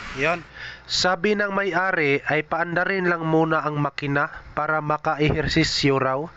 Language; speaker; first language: Filipino; non-native, local second language; Cebuano